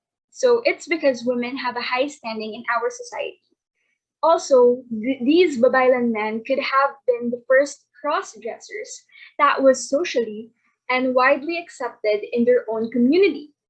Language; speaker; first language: English; non-native, local second language; Filipino